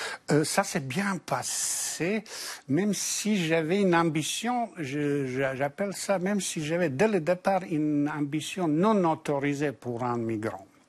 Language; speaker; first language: French; non-native, fluent; Bosnian